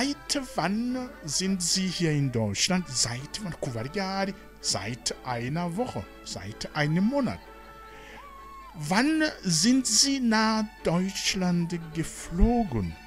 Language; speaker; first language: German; non-native, fluent; Rundi